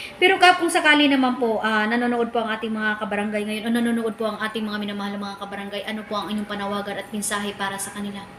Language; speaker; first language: Filipino; native; Filipino